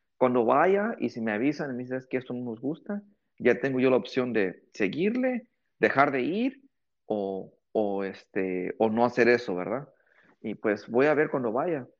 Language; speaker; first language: Spanish; early bilingual, heritage; Spanish